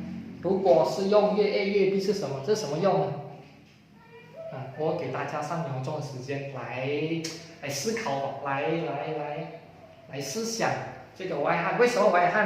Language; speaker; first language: Chinese; non-native, fluent; Indonesian